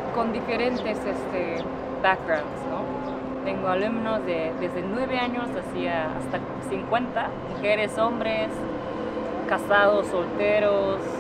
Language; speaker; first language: Spanish; non-native, fluent; Japanese